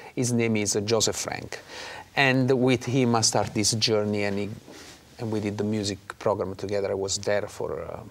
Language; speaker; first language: English; non-native, fluent; Italian